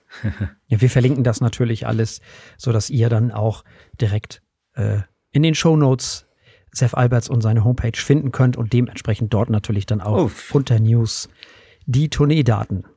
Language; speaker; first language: German; native; German